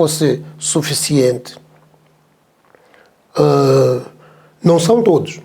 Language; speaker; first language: Portuguese; non-native, local second language; Tsonga